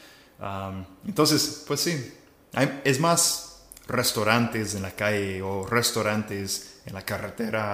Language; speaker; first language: Spanish; non-native, fluent; English